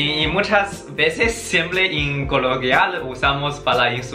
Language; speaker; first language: Spanish; non-native, learner; Chinese